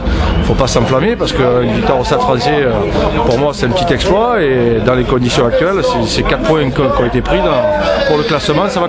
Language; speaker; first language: French; native; French